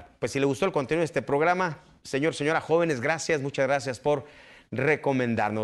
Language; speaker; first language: Spanish; native; Spanish